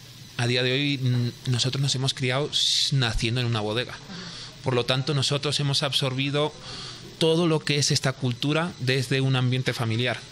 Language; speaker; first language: Spanish; native; Spanish